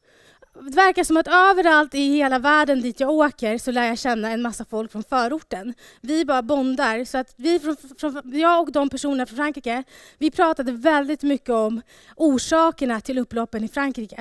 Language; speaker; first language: Swedish; early bilingual, other home language; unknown